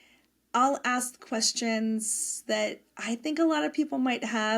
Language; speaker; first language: English; native; English